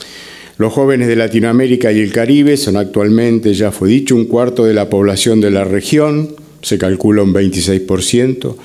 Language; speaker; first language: Spanish; native; Spanish